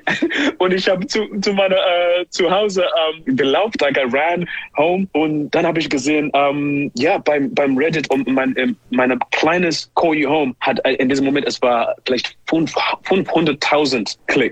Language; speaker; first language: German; non-native, learner; English